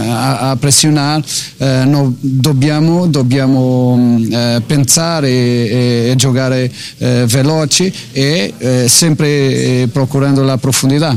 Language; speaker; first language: Italian; non-native, fluent; Portuguese